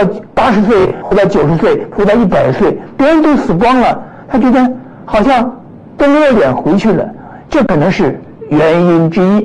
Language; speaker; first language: Chinese; native; Chinese